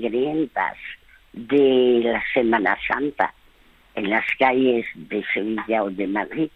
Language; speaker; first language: Spanish; early bilingual, other home language; French